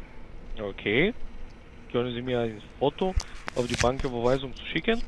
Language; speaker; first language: German; non-native, learner; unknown